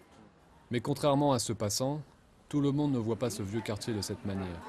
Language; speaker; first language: French; native; French